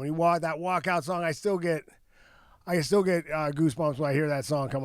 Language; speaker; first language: English; native; English